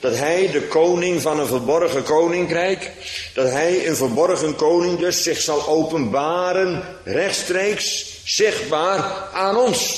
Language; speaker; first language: Dutch; native; Dutch